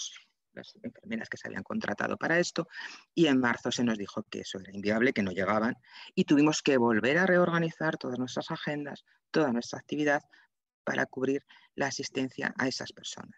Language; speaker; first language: Spanish; native; Spanish